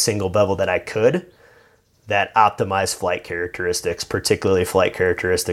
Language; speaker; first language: English; native; English